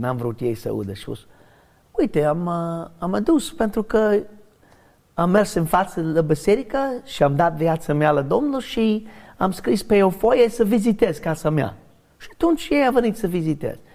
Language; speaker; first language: Romanian; non-native, learner; English